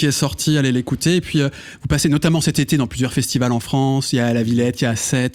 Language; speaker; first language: French; native; French